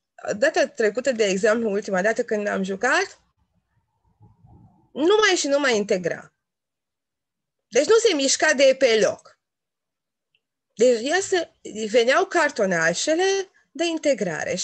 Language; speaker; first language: Romanian; non-native, local second language; Hungarian